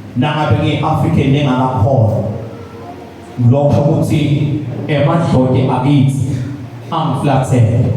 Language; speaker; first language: Zulu; non-native, local second language; Swati